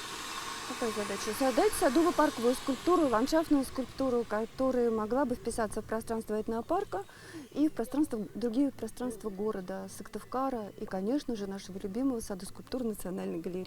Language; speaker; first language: Russian; native; Russian